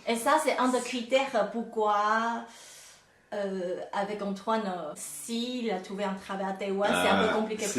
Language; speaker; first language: French; non-native, fluent; Chinese